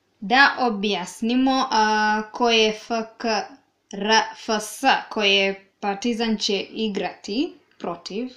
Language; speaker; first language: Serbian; non-native, learner; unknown